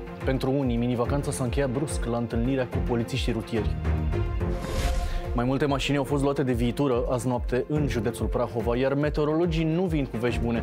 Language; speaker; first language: Romanian; native; Romanian